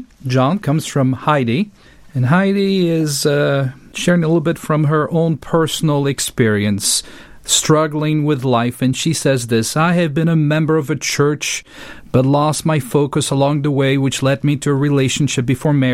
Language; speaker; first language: English; non-native, fluent; French